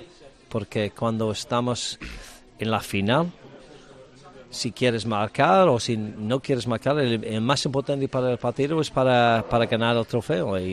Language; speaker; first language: Spanish; non-native, learner; English